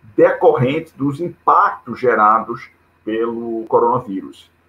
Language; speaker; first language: Portuguese; native; Portuguese